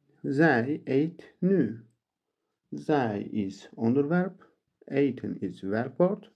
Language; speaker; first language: Dutch; non-native, learner; Turkish